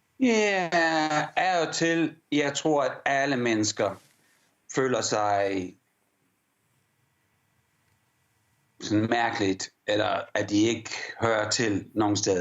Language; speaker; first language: Danish; early bilingual, heritage; English